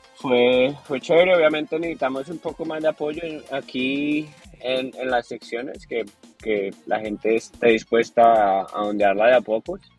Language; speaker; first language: Spanish; native; Spanish